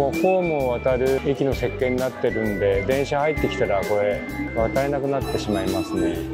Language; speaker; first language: Japanese; native; Japanese